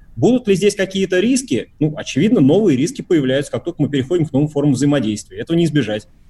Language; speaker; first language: Russian; native; Russian